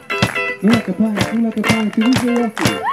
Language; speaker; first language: Hebrew; native; Hebrew